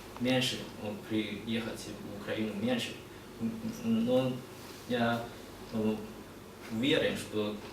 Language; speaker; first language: Russian; non-native, learner; Chinese